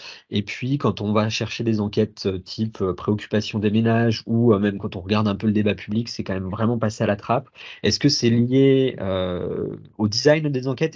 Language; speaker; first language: French; native; French